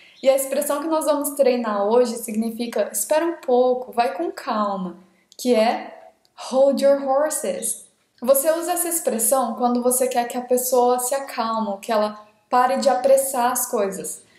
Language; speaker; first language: Portuguese; native; Portuguese